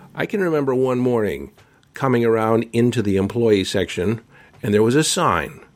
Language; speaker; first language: English; native; English